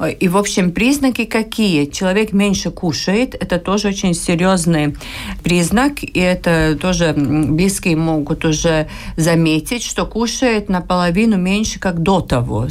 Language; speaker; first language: Russian; non-native, local second language; Latvian